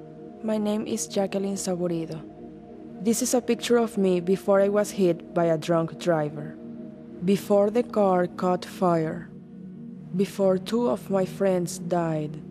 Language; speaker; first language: English; non-native, fluent; Spanish